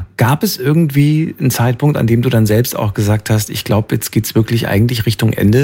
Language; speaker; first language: German; native; German